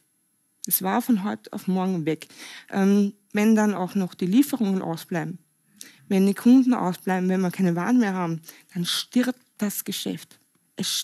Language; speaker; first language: German; native; German